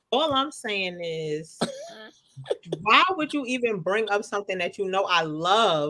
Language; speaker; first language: English; native; English